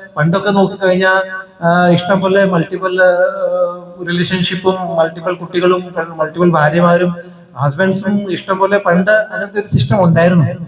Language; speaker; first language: Malayalam; early bilingual, heritage; Malayalam